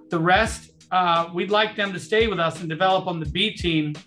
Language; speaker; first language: English; native; English